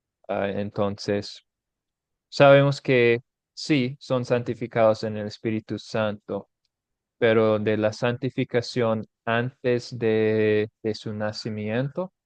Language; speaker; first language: Spanish; non-native, fluent; English